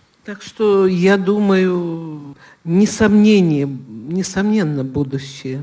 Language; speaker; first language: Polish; non-native, learner; Russian